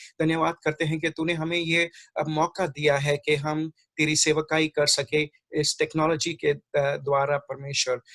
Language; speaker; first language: Hindi; non-native, local second language; Marathi